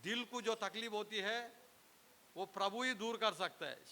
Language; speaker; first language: Hindi; non-native, local second language; Telugu